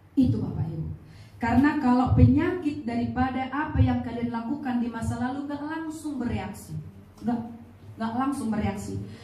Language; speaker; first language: Indonesian; native; Indonesian